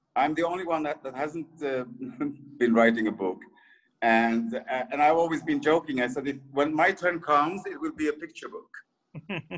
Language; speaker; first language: English; early bilingual, other home language; French